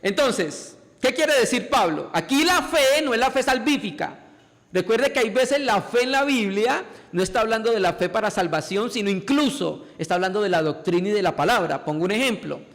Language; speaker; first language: Spanish; native; Spanish